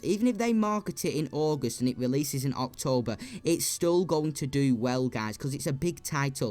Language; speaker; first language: English; native; English